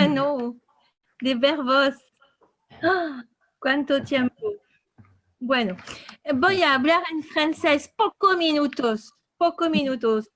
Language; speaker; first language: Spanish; non-native, fluent; French